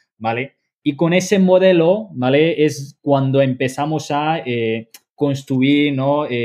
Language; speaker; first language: Spanish; non-native, fluent; Chinese